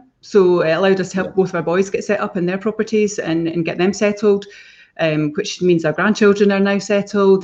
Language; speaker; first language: English; native; English